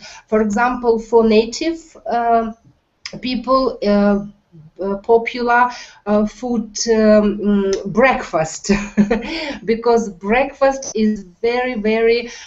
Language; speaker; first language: English; non-native, learner; Russian